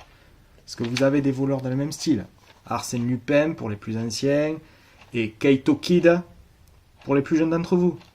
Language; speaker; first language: French; native; French